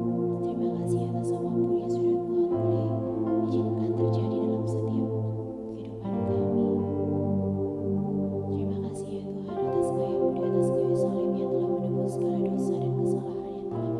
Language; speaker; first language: Indonesian; native; Indonesian